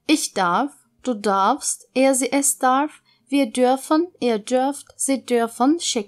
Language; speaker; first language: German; non-native, fluent; Turkish